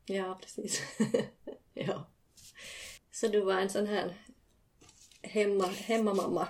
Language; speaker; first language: Swedish; native; Swedish